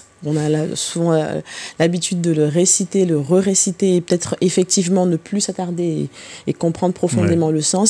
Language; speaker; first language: French; native; French